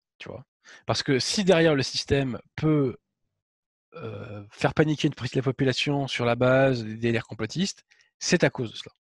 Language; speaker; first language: French; native; French